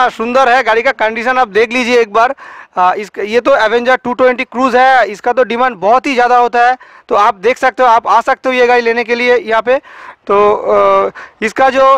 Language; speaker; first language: Hindi; non-native, local second language; Bangla